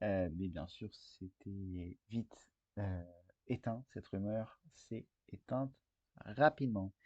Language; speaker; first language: French; native; French